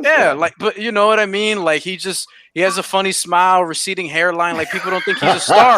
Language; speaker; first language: English; native; English